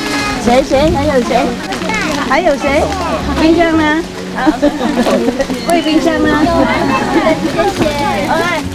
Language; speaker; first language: Chinese; non-native, fluent; Vietnamese